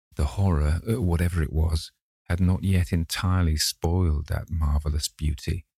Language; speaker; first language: English; native; English